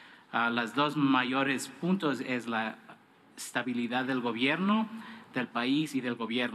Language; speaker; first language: Spanish; non-native, fluent; English